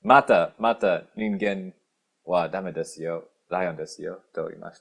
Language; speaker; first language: Japanese; non-native, learner; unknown